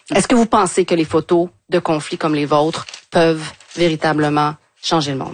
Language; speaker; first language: French; native; French